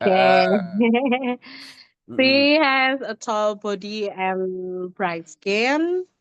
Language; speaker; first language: English; non-native, learner; Indonesian